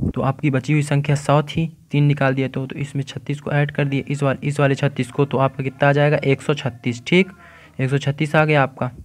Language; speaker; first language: Hindi; native; Hindi